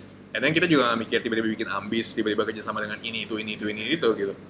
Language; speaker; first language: Indonesian; native; Indonesian